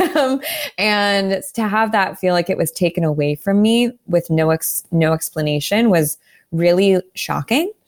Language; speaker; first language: English; native; English